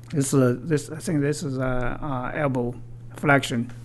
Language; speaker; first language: English; non-native, fluent; Chinese